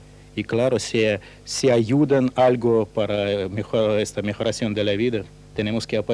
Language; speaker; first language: Spanish; non-native, fluent; Russian